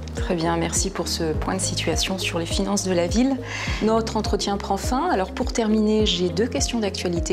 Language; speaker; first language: French; native; French